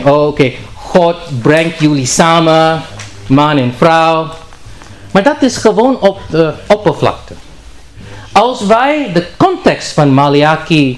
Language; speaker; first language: Dutch; non-native, learner; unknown